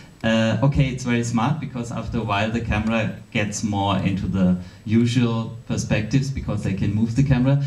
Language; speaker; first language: English; non-native, fluent; German